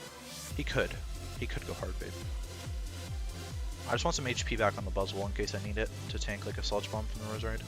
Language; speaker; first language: English; native; English